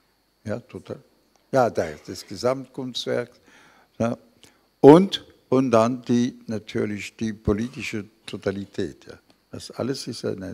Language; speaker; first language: German; non-native, fluent; French